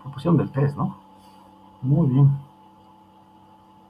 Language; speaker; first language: Spanish; native; Spanish